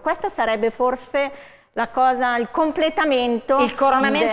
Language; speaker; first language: Italian; native; Italian